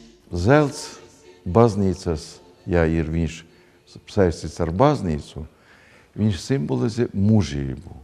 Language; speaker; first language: Latvian; non-native, local second language; Russian